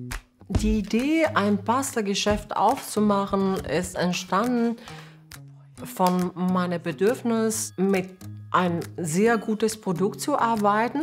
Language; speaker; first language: German; non-native, fluent; Italian